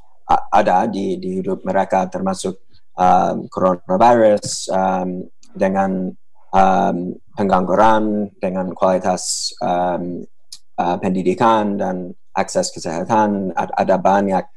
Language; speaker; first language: Indonesian; non-native, fluent; English